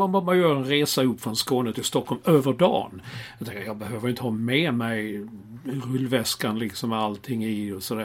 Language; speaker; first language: Swedish; native; Swedish